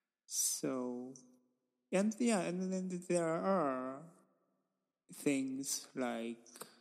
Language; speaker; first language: English; non-native, fluent; Japanese